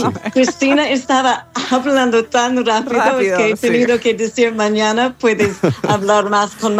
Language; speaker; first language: Spanish; non-native, learner; English